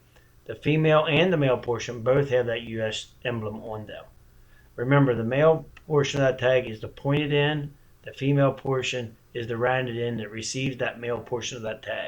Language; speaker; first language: English; native; English